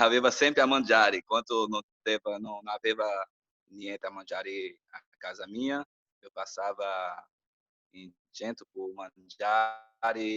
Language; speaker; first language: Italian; non-native, learner; Portuguese